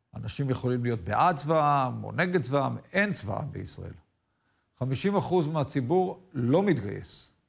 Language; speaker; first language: Hebrew; native; Hebrew